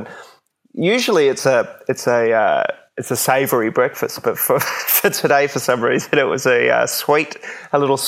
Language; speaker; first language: English; native; English